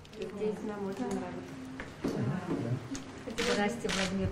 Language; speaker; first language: Russian; non-native, fluent; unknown